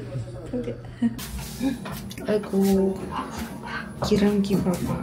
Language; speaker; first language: Korean; non-native, learner; Ukrainian